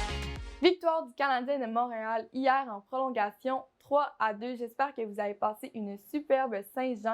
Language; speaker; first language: French; native; French